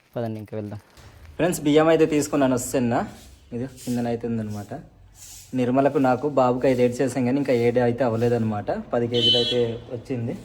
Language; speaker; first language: Telugu; non-native, local second language; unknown